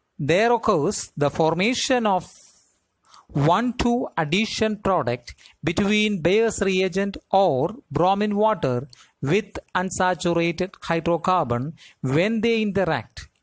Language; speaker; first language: English; non-native, local second language; Malayalam